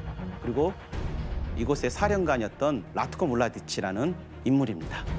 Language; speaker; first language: Korean; native; Korean